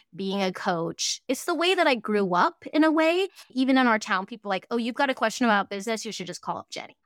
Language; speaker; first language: English; early bilingual, other home language; Cantonese